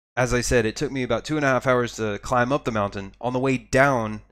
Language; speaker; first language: English; native; English